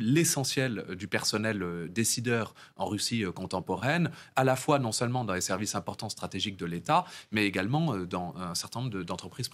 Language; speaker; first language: French; native; French